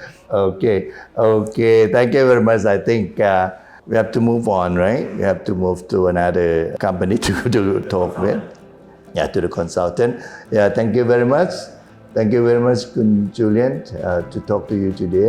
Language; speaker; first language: English; non-native, fluent; Thai